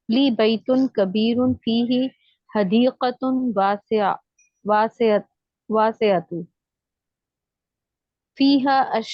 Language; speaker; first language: Arabic; non-native, learner; Urdu